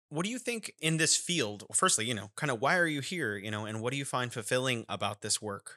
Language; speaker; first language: English; native; English